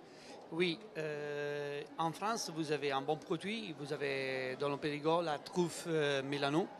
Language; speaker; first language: French; non-native, learner; Italian